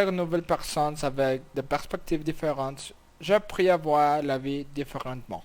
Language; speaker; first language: French; non-native, learner; Spanish